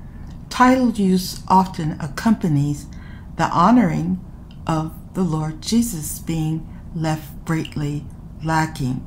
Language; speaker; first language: English; native; English